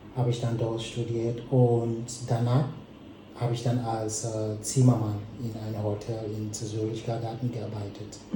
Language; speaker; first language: German; non-native, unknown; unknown